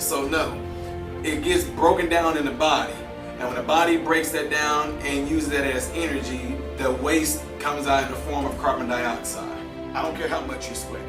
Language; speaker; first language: English; native; English